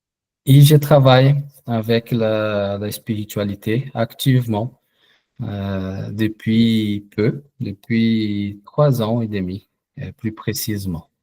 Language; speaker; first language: French; non-native, fluent; Portuguese